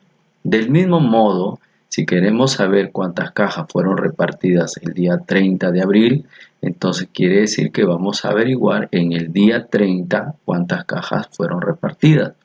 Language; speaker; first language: Spanish; native; Spanish